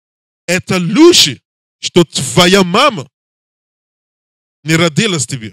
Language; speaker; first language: Russian; non-native, learner; English